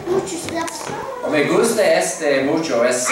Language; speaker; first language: Spanish; non-native, learner; English